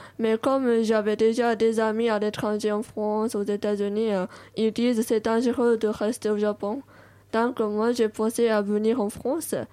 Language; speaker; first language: French; non-native, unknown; Japanese